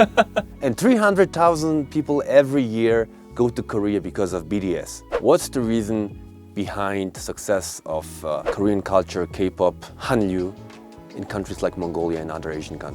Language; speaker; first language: English; non-native, local second language; Mongolian